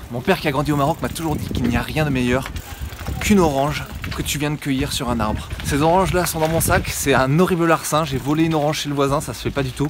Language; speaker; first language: French; native; French